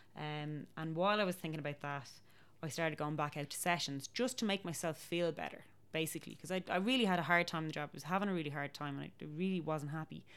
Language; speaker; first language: English; native; English